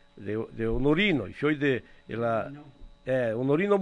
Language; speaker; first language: Italian; early bilingual, heritage; Italian